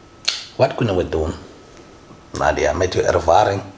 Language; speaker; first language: Dutch; non-native, learner; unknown